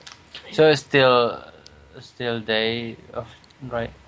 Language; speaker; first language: English; non-native, learner; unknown